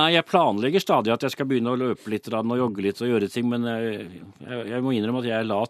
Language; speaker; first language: Norwegian; native; Norwegian